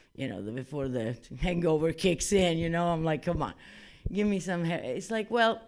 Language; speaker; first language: English; non-native, fluent; Italian